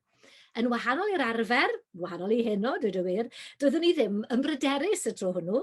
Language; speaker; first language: Welsh; native; Welsh